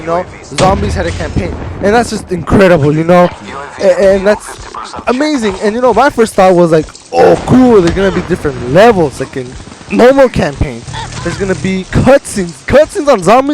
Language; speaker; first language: English; native; English